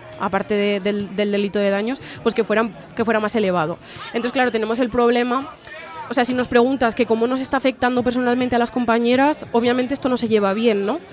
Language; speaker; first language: Spanish; native; Spanish